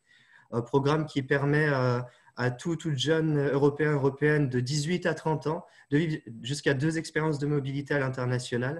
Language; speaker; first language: French; native; French